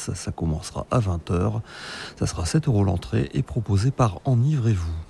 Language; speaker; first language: French; native; French